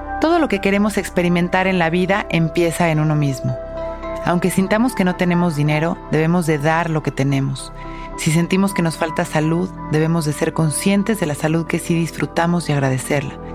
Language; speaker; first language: Spanish; native; Spanish